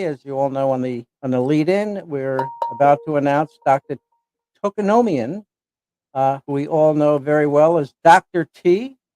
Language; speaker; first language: English; native; English